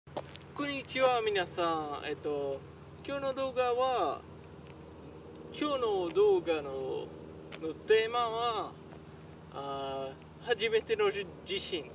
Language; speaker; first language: Japanese; non-native, learner; French